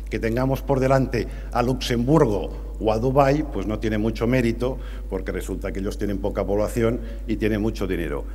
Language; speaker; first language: Spanish; native; Spanish